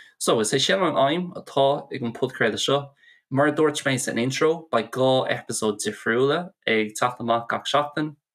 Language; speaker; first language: Irish; non-native, local second language; English